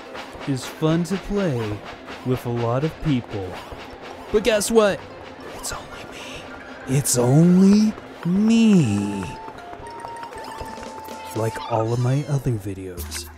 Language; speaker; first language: English; native; English